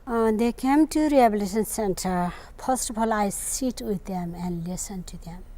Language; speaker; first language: English; non-native, learner; Nepali